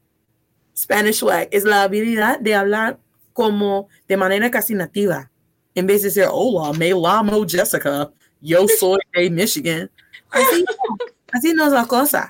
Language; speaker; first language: Spanish; non-native, fluent; English